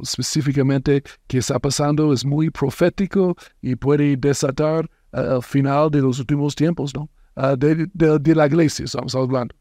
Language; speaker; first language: Spanish; non-native, fluent; English